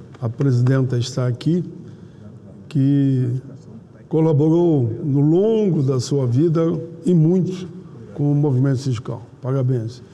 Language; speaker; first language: Portuguese; native; Portuguese